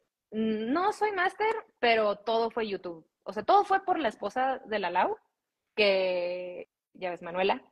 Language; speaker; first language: Spanish; early bilingual, heritage; Spanish